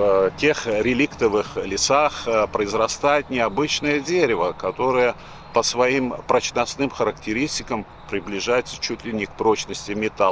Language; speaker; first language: Russian; native; Russian